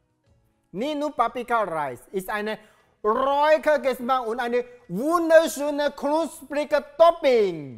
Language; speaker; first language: German; non-native, learner; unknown